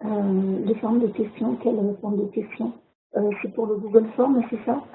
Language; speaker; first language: French; native; French